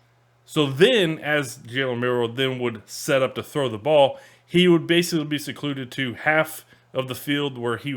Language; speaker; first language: English; native; English